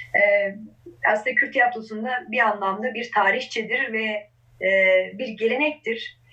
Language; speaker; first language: Turkish; non-native, local second language; Kurdish